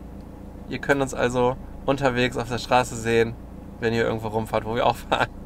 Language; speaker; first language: German; native; German